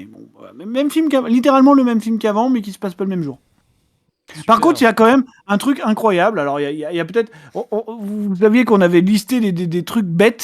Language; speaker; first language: French; native; French